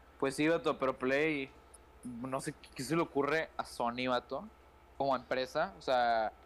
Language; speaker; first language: Spanish; native; Spanish